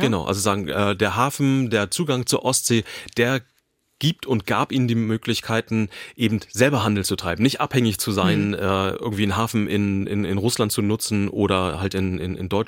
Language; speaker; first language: German; native; German